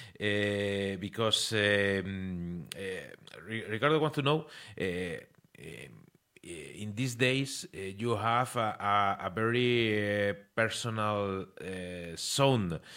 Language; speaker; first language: English; non-native, learner; Spanish